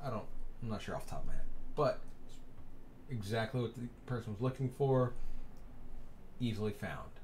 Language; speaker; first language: English; native; English